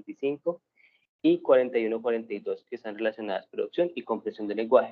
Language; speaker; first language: Spanish; native; Spanish